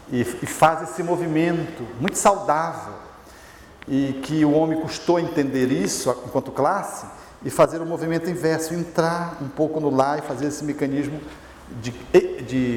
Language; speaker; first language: Portuguese; native; Portuguese